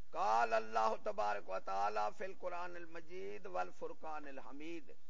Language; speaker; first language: Urdu; non-native, local second language; Punjabi